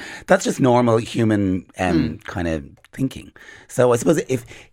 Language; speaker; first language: English; native; English